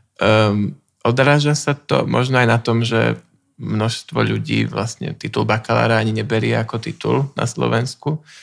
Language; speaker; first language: Slovak; native; Slovak